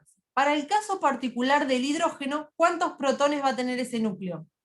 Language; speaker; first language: Spanish; native; Spanish